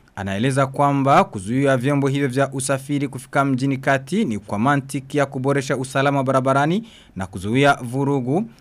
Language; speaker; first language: Swahili; non-native, local second language; Rundi